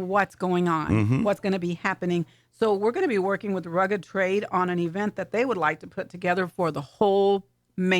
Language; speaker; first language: English; native; English